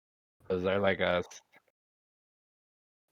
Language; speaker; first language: English; native; English